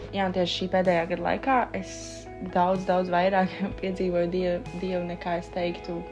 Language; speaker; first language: Latvian; native; Latvian